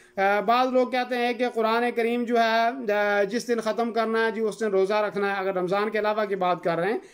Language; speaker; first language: Urdu; non-native, local second language; Gujari